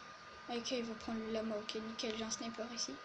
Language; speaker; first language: French; native; French